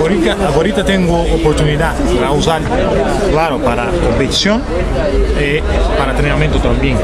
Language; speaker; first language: Spanish; non-native, learner; Portuguese